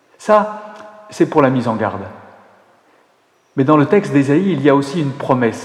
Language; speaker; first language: French; native; French